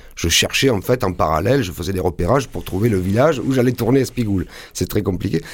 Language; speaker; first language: French; native; French